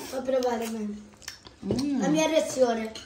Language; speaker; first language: Italian; early bilingual, other home language; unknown